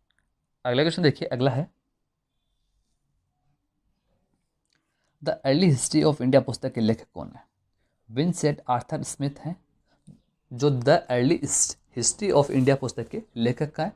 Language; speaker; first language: Hindi; native; Hindi